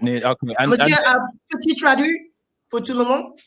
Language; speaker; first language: French; non-native, fluent; English